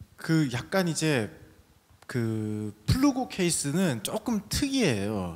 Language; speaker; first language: Korean; native; Korean